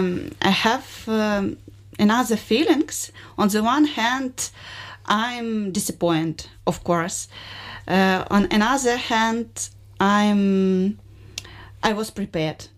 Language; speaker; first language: English; non-native, learner; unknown